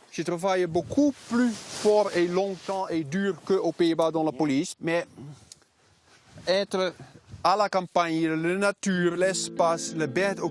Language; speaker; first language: French; non-native, learner; Dutch